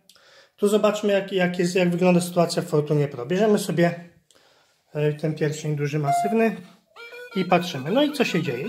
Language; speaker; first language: Polish; native; Polish